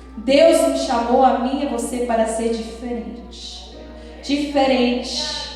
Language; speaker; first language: Portuguese; native; Portuguese